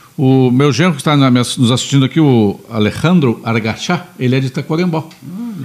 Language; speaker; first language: Portuguese; native; Portuguese